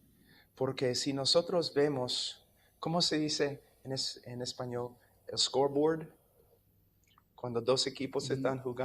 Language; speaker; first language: Spanish; non-native, fluent; English